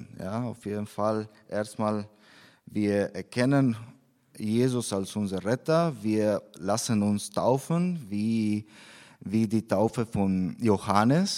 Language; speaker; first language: German; non-native, fluent; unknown